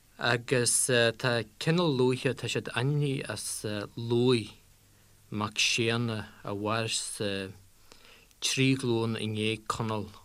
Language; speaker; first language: Irish; native; Irish